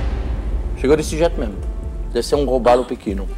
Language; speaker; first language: Portuguese; non-native, fluent; French